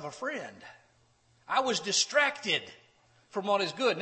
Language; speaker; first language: English; native; English